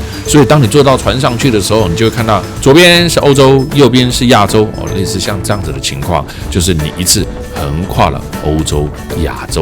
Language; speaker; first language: Chinese; native; Chinese